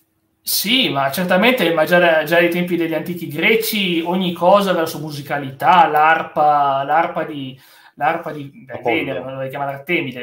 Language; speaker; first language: Italian; native; Italian